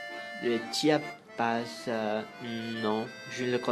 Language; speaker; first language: French; non-native, learner; Spanish